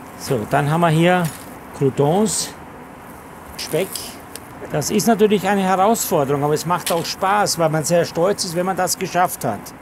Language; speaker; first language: German; native; German